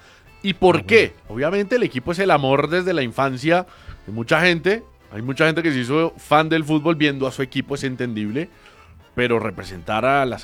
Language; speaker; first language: Spanish; native; Spanish